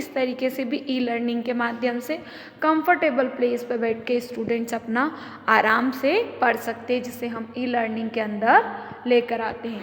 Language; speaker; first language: Hindi; native; Hindi